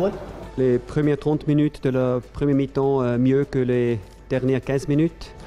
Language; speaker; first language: French; non-native, fluent; German